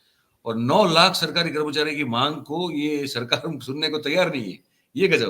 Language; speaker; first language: Hindi; non-native, local second language; Gujarati